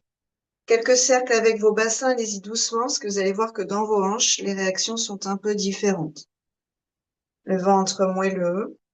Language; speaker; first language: French; native; French